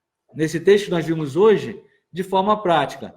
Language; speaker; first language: Portuguese; native; Portuguese